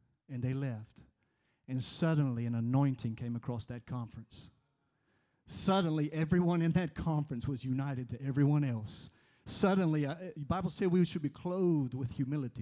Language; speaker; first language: English; native; English